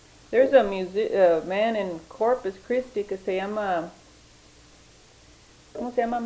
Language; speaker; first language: Spanish; early bilingual, heritage; Spanish